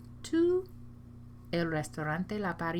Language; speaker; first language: Spanish; non-native, fluent; English